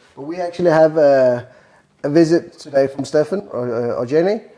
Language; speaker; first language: English; non-native, fluent; Danish